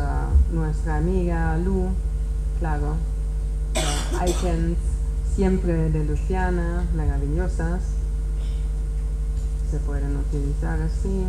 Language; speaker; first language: Spanish; non-native, fluent; Czech